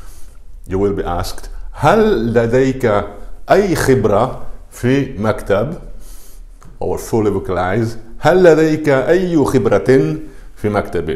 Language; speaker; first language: Arabic; non-native, fluent; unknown